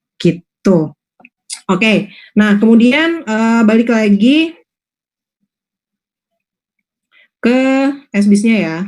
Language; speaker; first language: Indonesian; native; Indonesian